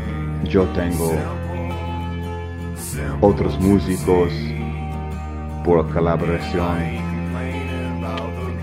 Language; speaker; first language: Spanish; non-native, learner; English